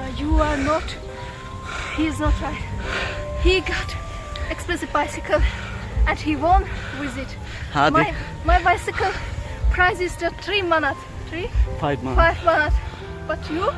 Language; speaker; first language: English; non-native, learner; Azerbaijani